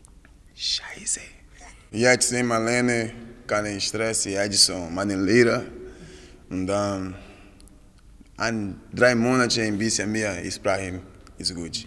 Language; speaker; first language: German; non-native, learner; Portuguese